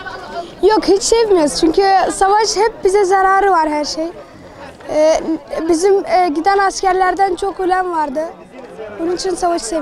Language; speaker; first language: Turkish; non-native, learner; Arabic